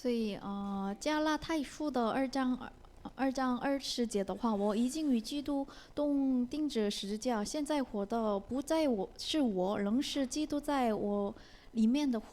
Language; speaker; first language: Chinese; non-native, learner; Korean